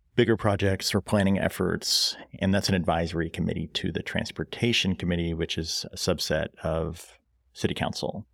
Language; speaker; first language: English; native; English